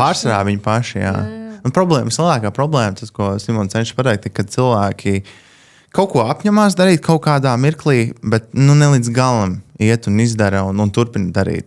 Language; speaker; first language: Latvian; native; Latvian